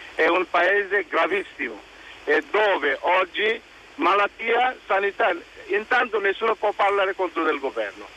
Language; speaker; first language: Italian; non-native, fluent; Bangla